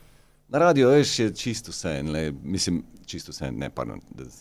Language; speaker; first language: Slovenian; native; Slovenian